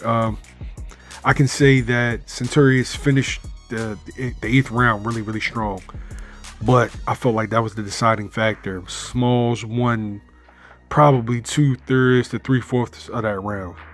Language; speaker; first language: English; native; English